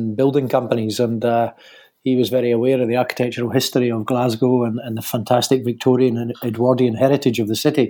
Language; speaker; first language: English; native; English